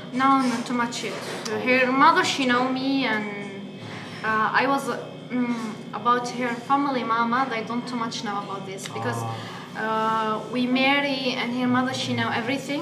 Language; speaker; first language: English; non-native, learner; Arabic